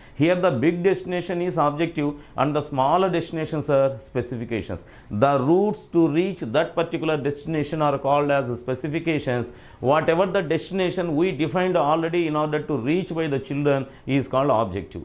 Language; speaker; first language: English; non-native, local second language; Telugu